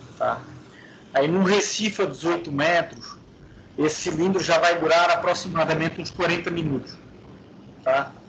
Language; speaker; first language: Portuguese; native; Portuguese